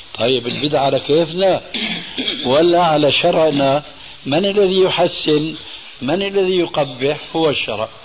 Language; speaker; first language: Arabic; early bilingual, other home language; Albanian